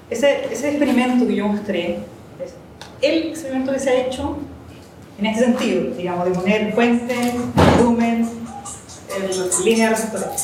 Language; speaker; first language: Spanish; native; Spanish